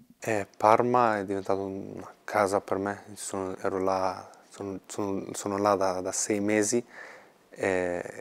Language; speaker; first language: Italian; non-native, fluent; Swedish